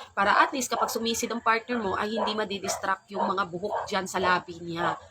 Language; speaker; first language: Filipino; non-native, local second language; Hiligaynon